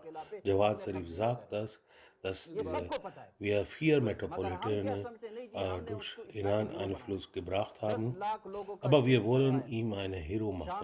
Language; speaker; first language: German; non-native, learner; Urdu